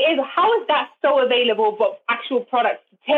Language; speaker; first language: English; non-native, fluent; German